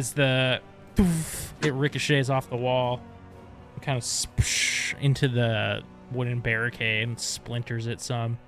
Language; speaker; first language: English; native; English